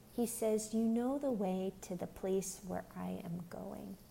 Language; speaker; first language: English; native; English